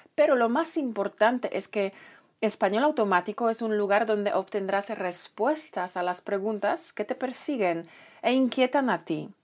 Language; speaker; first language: Spanish; non-native, fluent; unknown